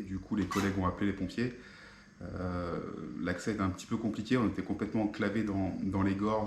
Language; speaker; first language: French; native; French